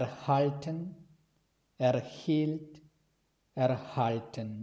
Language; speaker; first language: German; non-native, fluent; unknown